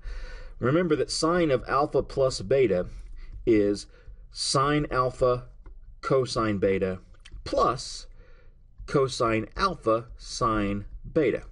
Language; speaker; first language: English; native; English